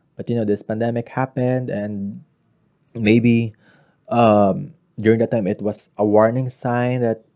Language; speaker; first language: English; non-native, local second language; Filipino